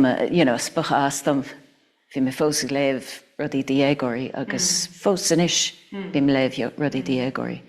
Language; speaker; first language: Irish; non-native, local second language; English